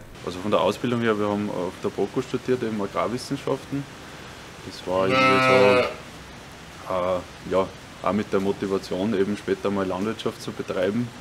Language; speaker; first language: German; native; German